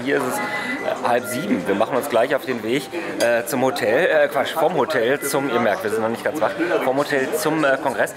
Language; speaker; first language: German; native; German